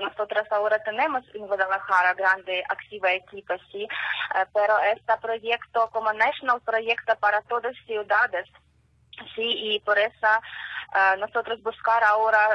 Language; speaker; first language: Spanish; non-native, learner; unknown